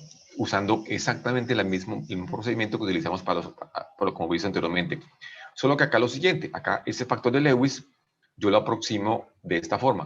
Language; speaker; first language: Spanish; native; Spanish